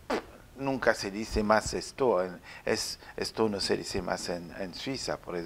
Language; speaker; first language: Spanish; non-native, learner; French